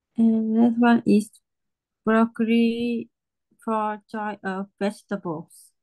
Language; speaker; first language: English; non-native, learner; Vietnamese